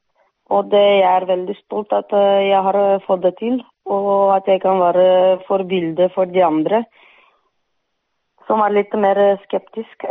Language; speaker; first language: Norwegian; non-native, fluent; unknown